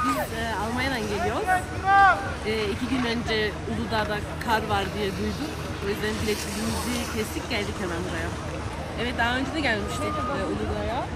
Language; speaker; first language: Turkish; early bilingual, heritage; Turkish